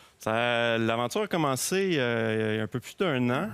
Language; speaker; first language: French; native; French